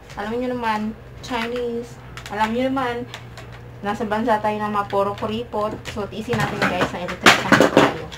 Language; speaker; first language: Filipino; non-native, local second language; Cebuano